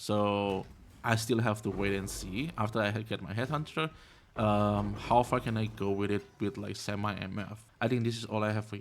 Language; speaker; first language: English; non-native, fluent; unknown